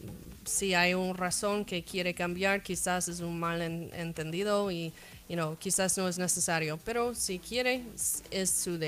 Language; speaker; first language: Spanish; non-native, fluent; English